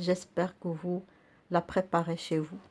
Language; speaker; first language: French; non-native, local second language; Arabic